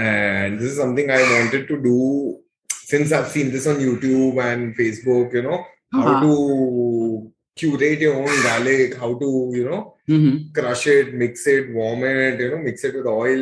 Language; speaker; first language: English; non-native, local second language; Hindi